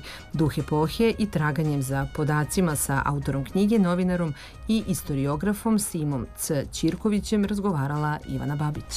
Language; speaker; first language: Serbian; native; Serbian